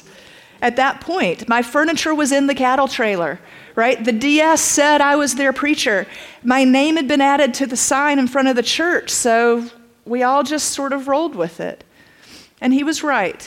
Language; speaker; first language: English; native; English